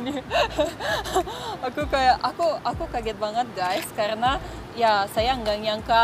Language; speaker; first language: Indonesian; non-native, fluent; Russian